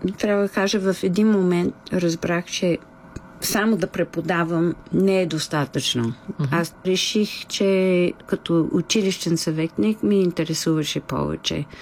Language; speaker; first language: Bulgarian; non-native, fluent; English